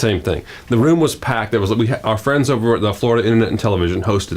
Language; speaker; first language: English; native; English